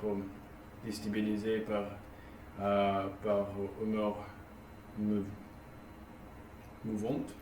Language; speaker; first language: French; non-native, learner; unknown